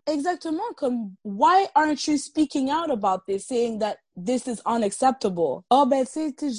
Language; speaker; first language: English; non-native, fluent; French